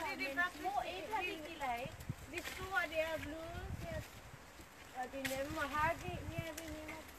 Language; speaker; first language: Danish; non-native, fluent; Filipino